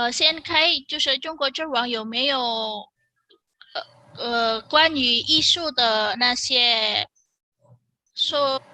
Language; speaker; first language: Chinese; non-native, fluent; Indonesian